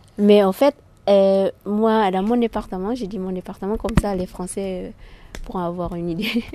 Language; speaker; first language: French; non-native, fluent; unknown